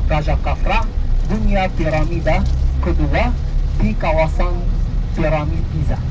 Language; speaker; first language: Indonesian; non-native, fluent; Arabic